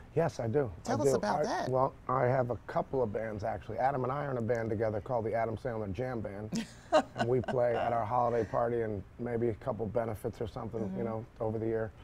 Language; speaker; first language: English; native; English